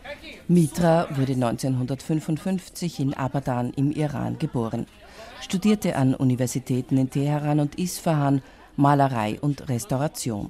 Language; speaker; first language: German; native; German